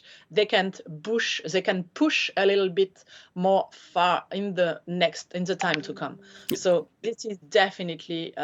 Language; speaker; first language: English; non-native, fluent; French